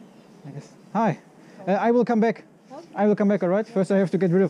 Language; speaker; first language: English; non-native, fluent; German